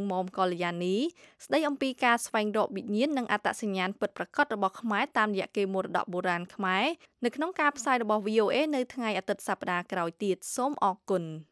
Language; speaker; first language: Khmer; native; Khmer